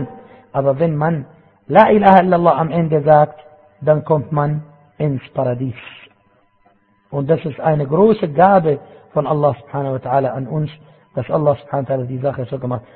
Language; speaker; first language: German; non-native, fluent; Arabic